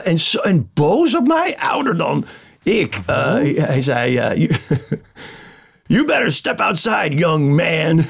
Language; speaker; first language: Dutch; non-native, fluent; English